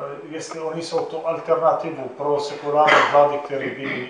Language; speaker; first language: Czech; non-native, fluent; Arabic